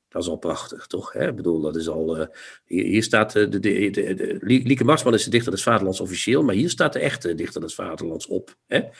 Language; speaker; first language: Dutch; non-native, local second language; Limburgish